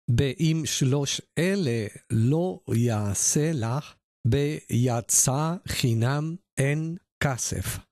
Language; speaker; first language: Hebrew; non-native, learner; Spanish